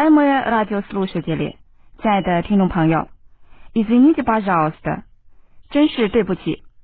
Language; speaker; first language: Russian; non-native, fluent; Chinese